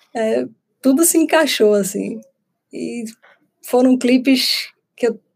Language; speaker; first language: Portuguese; native; Portuguese